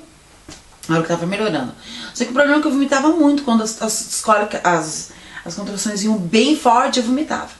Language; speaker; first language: Portuguese; native; Portuguese